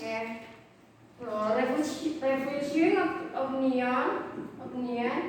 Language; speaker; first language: English; non-native, fluent; Indonesian